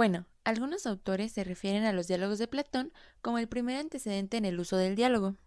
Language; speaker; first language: Spanish; native; Spanish